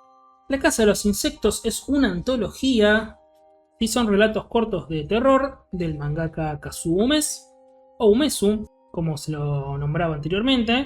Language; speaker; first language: Spanish; native; Spanish